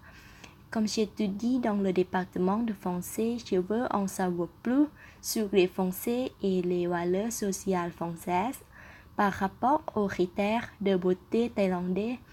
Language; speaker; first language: French; non-native, fluent; Thai